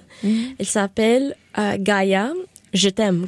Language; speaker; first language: French; non-native, learner; Spanish